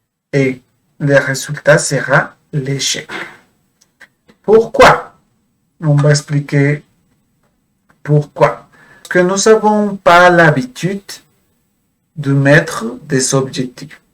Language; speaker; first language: French; non-native, fluent; Spanish